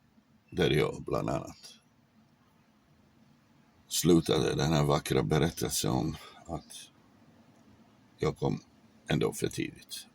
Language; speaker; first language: Swedish; non-native, fluent; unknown